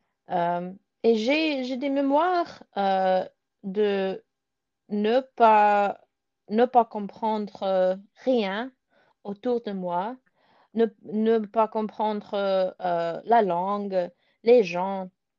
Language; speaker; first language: French; non-native, learner; Russian